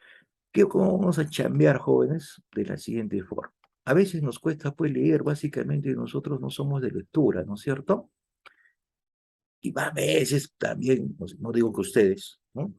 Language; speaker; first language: Spanish; native; Spanish